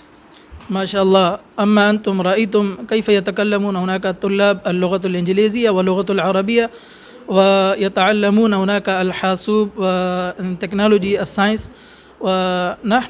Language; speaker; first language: Arabic; non-native, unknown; Urdu